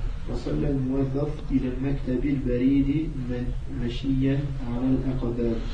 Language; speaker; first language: Arabic; non-native, learner; French